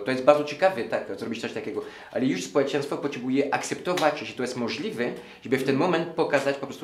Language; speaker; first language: Polish; non-native, learner; French